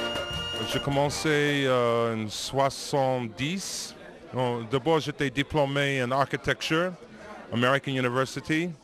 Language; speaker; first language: French; non-native, fluent; English